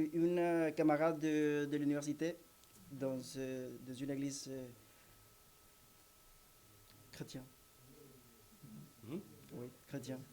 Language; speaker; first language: French; non-native, learner; Spanish